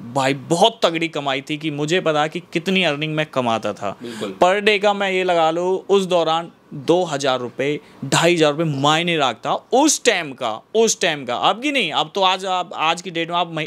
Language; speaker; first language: Hindi; native; Hindi